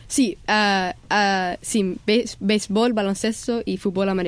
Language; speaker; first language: Spanish; early bilingual, heritage; Spanish